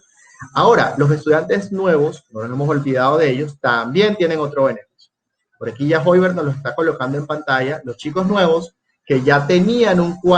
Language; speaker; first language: Spanish; native; Spanish